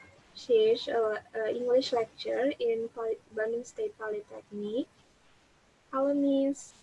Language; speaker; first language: English; non-native, learner; Indonesian